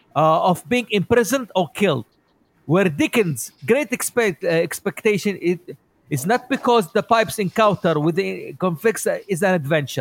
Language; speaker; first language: English; non-native, fluent; Arabic